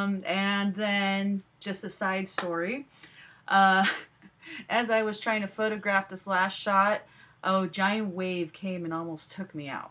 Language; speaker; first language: English; native; English